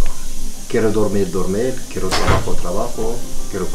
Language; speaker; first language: Spanish; non-native, learner; Arabic